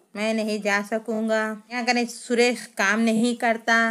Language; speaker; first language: Hindi; non-native, local second language; Telugu